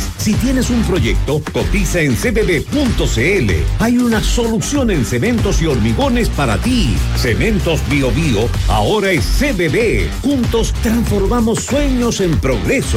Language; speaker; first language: Spanish; native; Spanish